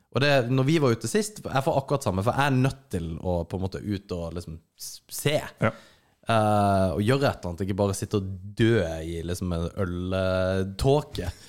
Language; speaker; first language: Norwegian; native; Norwegian